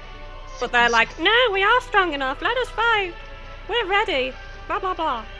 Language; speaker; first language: English; native; English